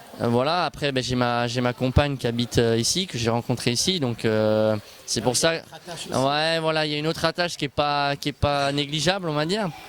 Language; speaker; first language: French; early bilingual, other home language; Bosnian